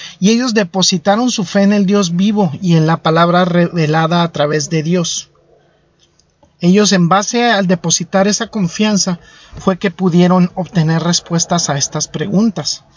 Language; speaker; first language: Spanish; native; Spanish